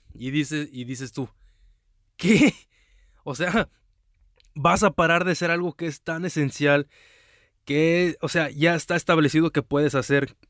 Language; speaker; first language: Spanish; early bilingual, heritage; Spanish